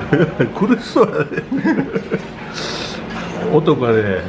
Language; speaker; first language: Japanese; native; Japanese